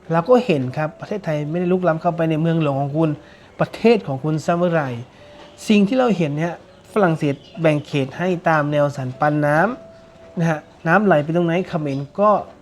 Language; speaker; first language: Thai; native; Thai